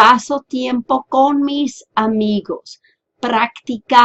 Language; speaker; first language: Spanish; non-native, fluent; English